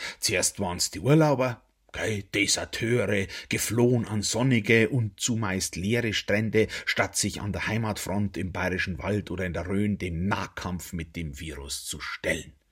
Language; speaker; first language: German; native; German